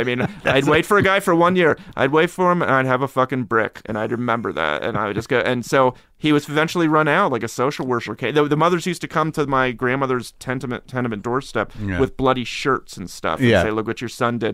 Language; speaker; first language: English; native; English